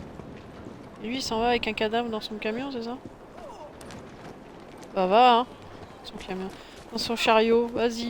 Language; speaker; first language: French; native; French